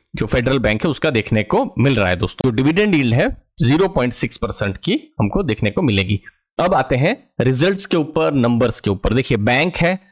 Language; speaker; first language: Hindi; native; Hindi